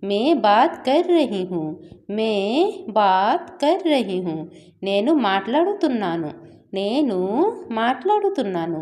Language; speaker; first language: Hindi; non-native, local second language; Odia